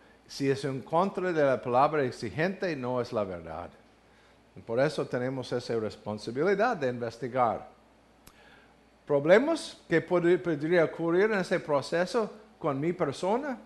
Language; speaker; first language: Spanish; non-native, learner; English